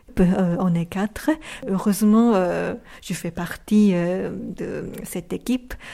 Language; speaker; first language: French; non-native, fluent; Japanese